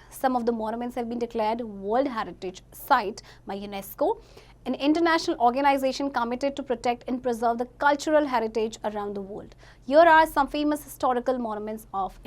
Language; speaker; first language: English; non-native, local second language; Hindi